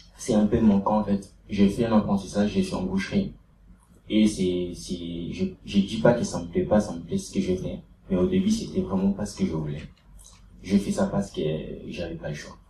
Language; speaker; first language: French; early bilingual, other home language; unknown